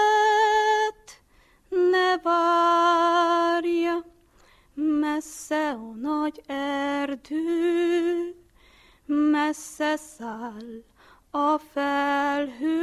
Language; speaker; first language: Hungarian; native; Hungarian